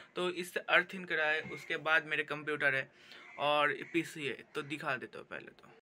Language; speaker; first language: Hindi; non-native, local second language; Bangla